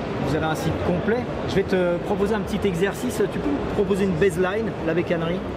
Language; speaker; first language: French; native; French